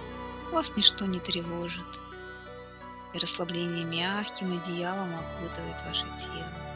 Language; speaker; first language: Russian; native; Russian